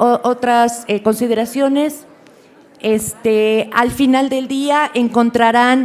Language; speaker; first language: Spanish; native; Spanish